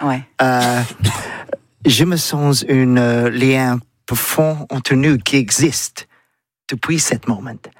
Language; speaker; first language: French; non-native, learner; English